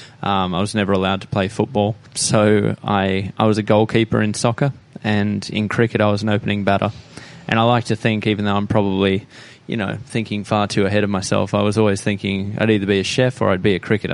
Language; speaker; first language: English; native; English